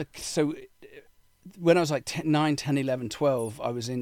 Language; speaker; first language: English; native; English